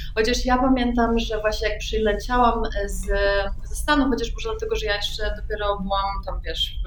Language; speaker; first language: Polish; early bilingual, heritage; Polish